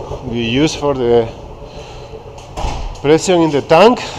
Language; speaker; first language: English; non-native, learner; Spanish